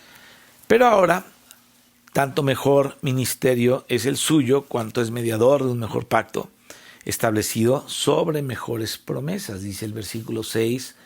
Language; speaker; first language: Spanish; native; Spanish